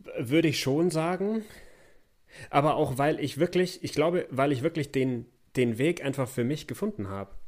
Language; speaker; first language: German; native; German